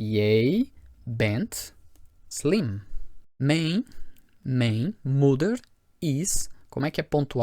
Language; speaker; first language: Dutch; non-native, fluent; Portuguese